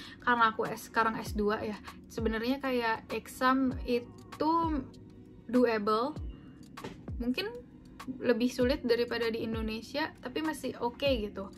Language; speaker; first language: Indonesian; native; Indonesian